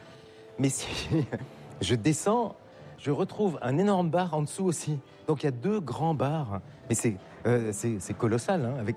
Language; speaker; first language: French; native; French